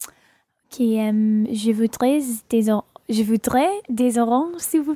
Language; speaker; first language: French; non-native, learner; English